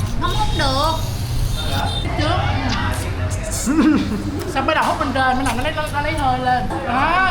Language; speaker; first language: Vietnamese; non-native, fluent; Korean